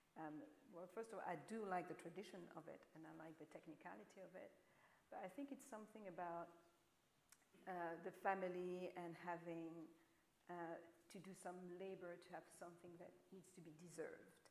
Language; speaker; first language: English; non-native, fluent; French